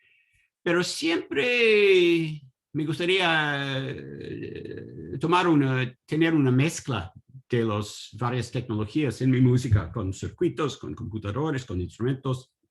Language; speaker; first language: Spanish; non-native, learner; English